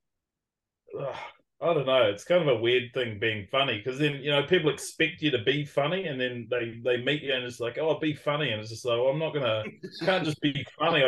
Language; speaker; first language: English; native; English